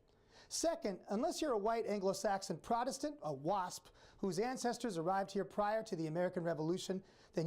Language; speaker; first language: English; native; English